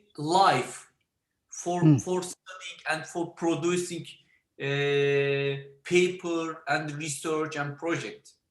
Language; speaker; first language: English; non-native, learner; Turkish